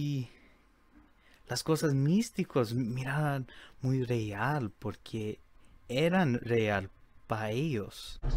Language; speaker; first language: Spanish; early bilingual, heritage; Spanish